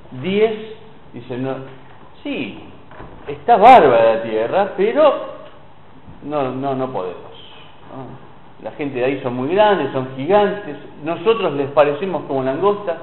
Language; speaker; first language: Spanish; native; Spanish